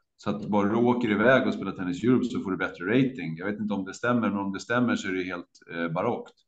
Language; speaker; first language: Swedish; native; Swedish